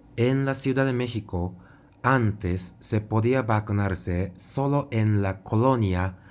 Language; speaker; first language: Spanish; non-native, fluent; Japanese